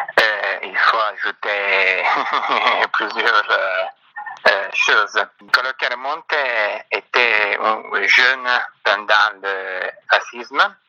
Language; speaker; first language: French; non-native, fluent; Italian